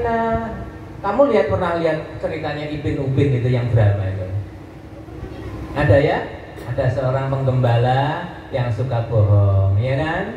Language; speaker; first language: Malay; non-native, local second language; Javanese